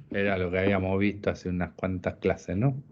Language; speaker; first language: Spanish; native; Spanish